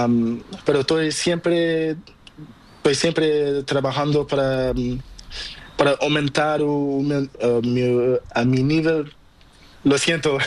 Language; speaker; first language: Spanish; non-native, learner; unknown